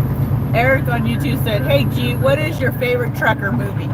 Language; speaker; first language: English; native; English